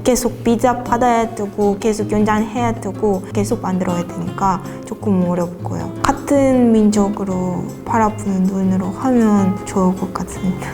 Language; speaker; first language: Korean; non-native, fluent; Russian